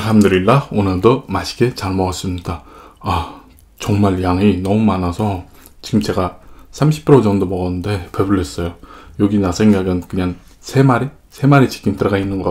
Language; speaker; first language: Korean; non-native, fluent; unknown